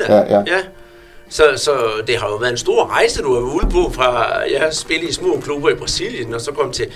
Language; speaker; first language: Danish; native; Danish